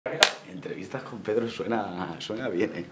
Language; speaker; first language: Spanish; native; Spanish